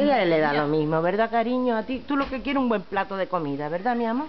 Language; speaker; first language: Spanish; native; Spanish